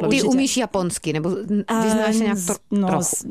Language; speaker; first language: Czech; native; Czech